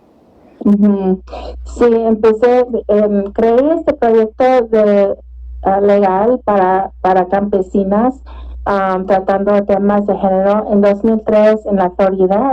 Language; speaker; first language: Spanish; early bilingual, heritage; Spanish